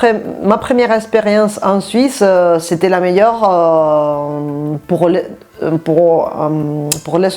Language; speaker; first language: French; non-native, fluent; Spanish